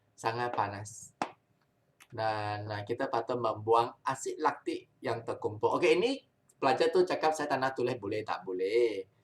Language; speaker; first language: Malay; non-native, local second language; Chinese